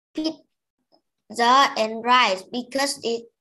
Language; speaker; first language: English; non-native, learner; Vietnamese